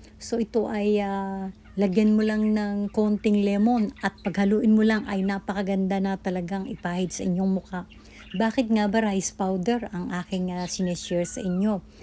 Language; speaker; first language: Filipino; native; Filipino